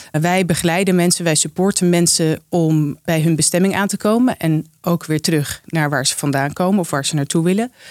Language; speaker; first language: Dutch; native; Dutch